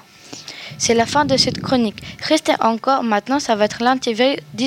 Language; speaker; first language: French; native; French